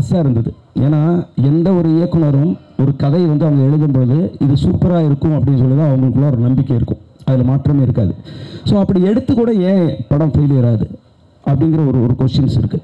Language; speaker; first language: Tamil; native; Tamil